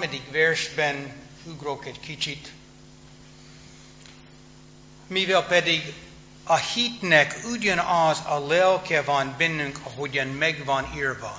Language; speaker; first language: Hungarian; non-native, fluent; English